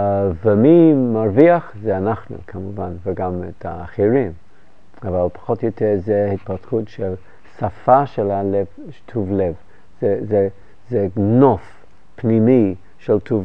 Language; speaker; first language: Hebrew; non-native, fluent; English